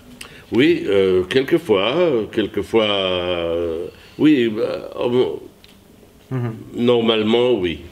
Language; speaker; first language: French; non-native, learner; Hebrew